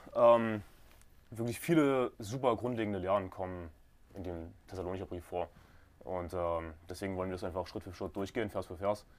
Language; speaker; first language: German; native; German